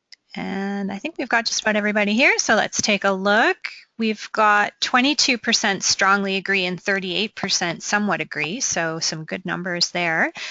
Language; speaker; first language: English; native; English